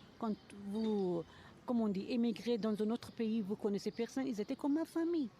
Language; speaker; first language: French; non-native, fluent; Persian